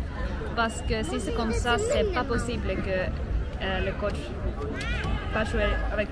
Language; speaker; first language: French; non-native, fluent; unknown